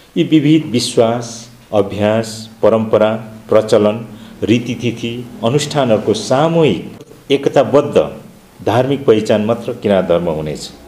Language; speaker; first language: Nepali; non-native, local second language; Limbu